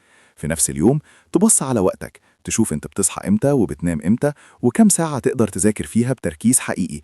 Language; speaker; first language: Arabic; native; Arabic